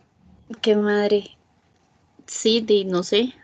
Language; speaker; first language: Spanish; native; Spanish